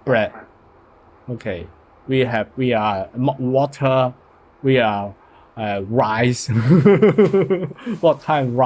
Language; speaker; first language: English; non-native, learner; Cantonese